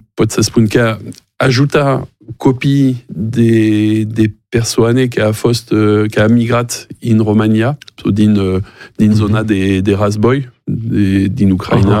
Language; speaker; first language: Romanian; non-native, learner; French